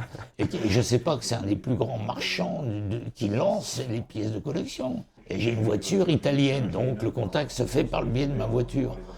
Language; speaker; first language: French; native; French